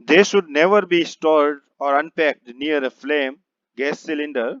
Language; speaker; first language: English; non-native, local second language; Gujarati